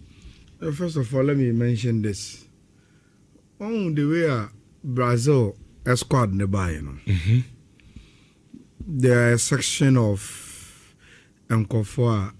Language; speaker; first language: English; non-native, local second language; Akan